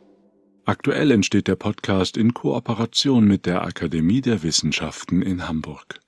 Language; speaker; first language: German; native; German